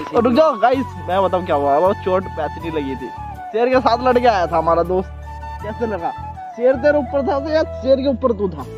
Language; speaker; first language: Hindi; native; Hindi